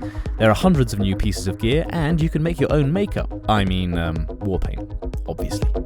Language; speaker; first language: English; native; English